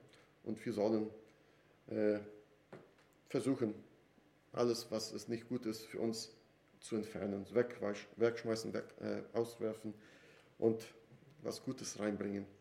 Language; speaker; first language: German; non-native, fluent; Portuguese